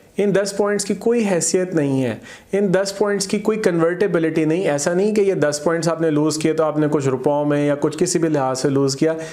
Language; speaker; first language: Urdu; native; Urdu